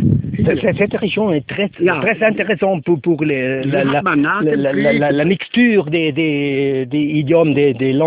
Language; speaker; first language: French; non-native, learner; German